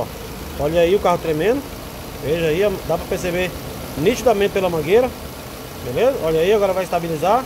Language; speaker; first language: Portuguese; native; Portuguese